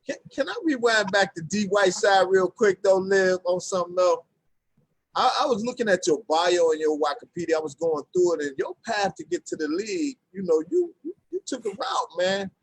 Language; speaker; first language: English; native; English